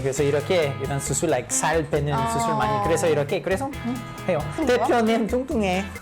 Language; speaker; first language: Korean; non-native, learner; English